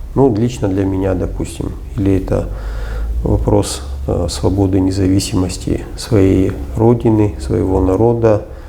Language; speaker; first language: Russian; non-native, local second language; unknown